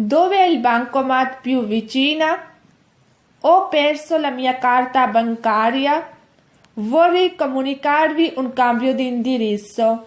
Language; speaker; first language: Italian; non-native, fluent; Urdu